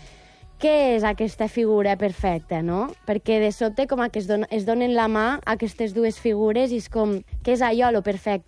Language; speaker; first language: Catalan; native; Catalan